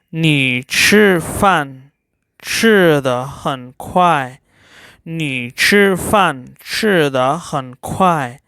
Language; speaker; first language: Chinese; non-native, fluent; Urdu